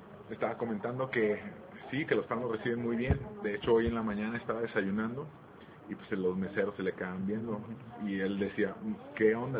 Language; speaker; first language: Spanish; native; Spanish